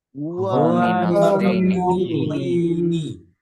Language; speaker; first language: Arabic; non-native, learner; Indonesian